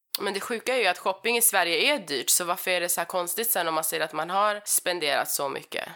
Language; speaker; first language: Swedish; early bilingual, heritage; Swedish